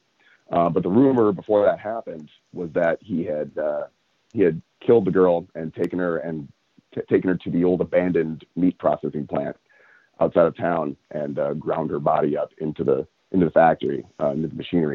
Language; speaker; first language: English; native; English